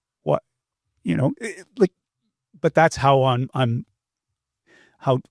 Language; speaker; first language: English; native; English